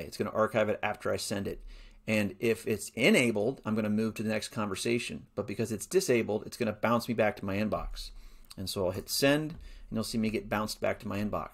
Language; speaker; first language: English; native; English